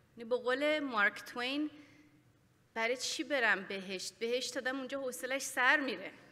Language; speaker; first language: Persian; early bilingual, heritage; Persian